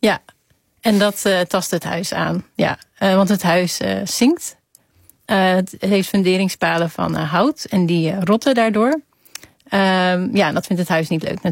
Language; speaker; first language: Dutch; native; Dutch